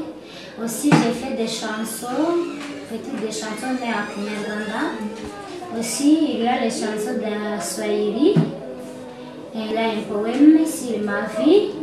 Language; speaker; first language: French; non-native, learner; Kinyarwanda